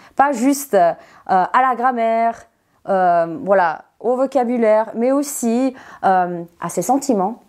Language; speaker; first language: French; non-native, fluent; Serbian